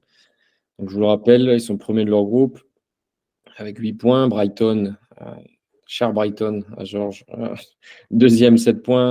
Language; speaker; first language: French; native; French